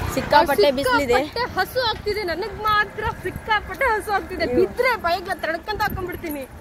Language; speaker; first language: Kannada; non-native, local second language; Lambadi